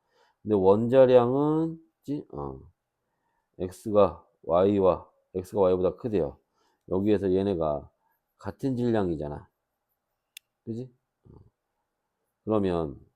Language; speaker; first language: Korean; native; Korean